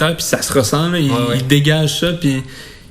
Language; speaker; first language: French; native; French